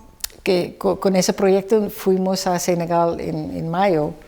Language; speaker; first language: Spanish; non-native, fluent; Dutch